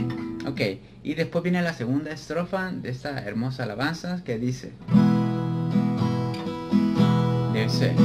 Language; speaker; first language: Spanish; native; Spanish